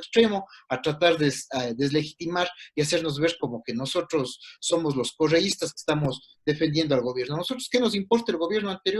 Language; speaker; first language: Spanish; native; Spanish